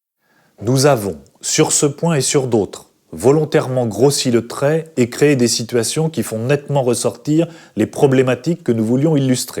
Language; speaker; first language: French; native; French